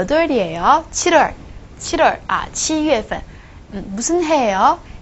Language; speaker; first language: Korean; non-native, fluent; Chinese